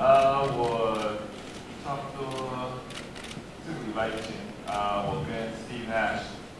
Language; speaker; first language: Chinese; early bilingual, heritage; English